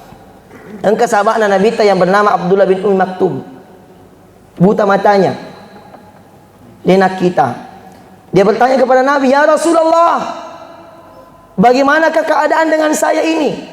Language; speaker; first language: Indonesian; non-native, local second language; Buginese